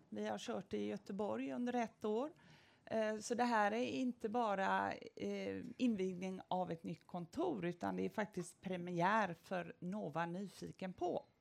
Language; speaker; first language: Swedish; native; Swedish